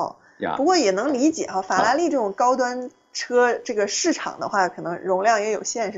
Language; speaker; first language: Chinese; native; Chinese